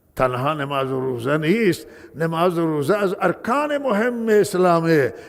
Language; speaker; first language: Persian; non-native, local second language; Baluchi